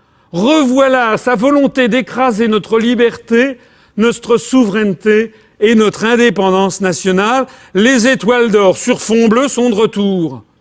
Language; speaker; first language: French; native; French